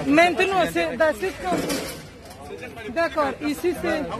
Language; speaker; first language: French; non-native, learner; Romanian